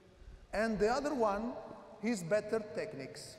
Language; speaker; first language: English; non-native, learner; Italian